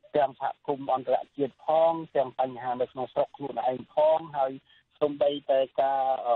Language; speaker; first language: Khmer; native; Khmer